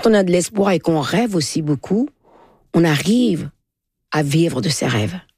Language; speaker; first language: French; non-native, local second language; Fon